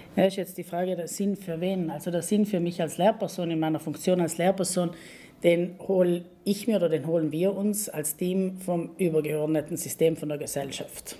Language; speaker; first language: German; native; German